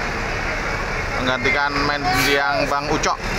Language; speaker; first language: Indonesian; native; Indonesian